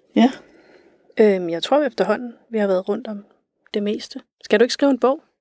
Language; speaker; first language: Danish; native; Danish